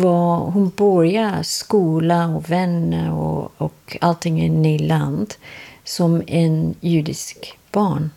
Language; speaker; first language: Swedish; non-native, fluent; English